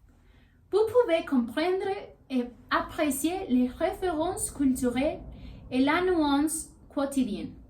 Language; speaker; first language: French; non-native, learner; Spanish